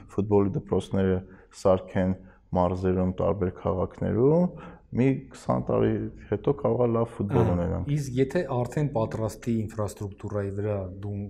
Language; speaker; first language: Armenian; native; Armenian